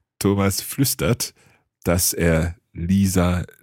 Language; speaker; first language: German; non-native, fluent; English